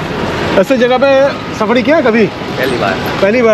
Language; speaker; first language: Hindi; non-native, local second language; Bangla